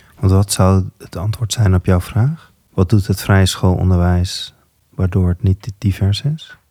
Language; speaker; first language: Dutch; native; Dutch